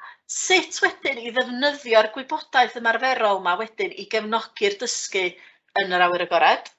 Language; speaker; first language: Welsh; native; Welsh